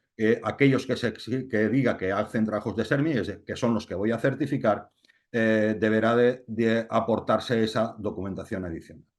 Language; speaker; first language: Spanish; native; Spanish